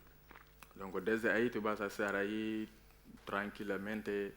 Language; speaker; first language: Spanish; non-native, learner; Wolof